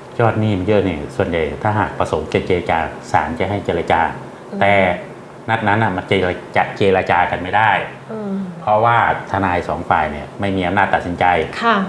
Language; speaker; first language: Thai; native; Thai